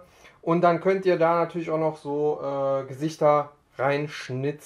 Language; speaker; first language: German; native; German